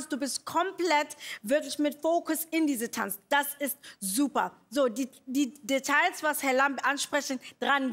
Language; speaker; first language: German; non-native, fluent; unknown